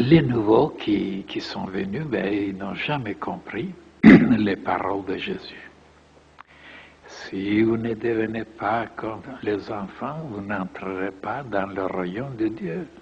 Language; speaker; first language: French; non-native, fluent; Bulgarian